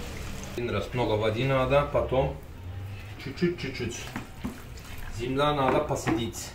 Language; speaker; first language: Russian; non-native, learner; Turkish